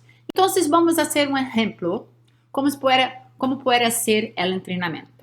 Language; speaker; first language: Spanish; non-native, learner; Portuguese